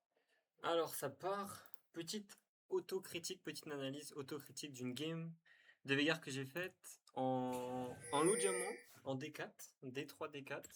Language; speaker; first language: French; native; French